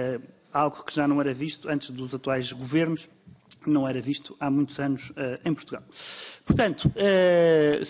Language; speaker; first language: Portuguese; native; Portuguese